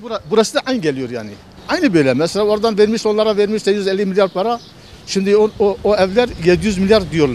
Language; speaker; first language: Turkish; non-native, local second language; Kurdish